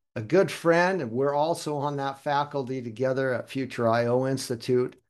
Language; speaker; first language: English; early bilingual, other home language; German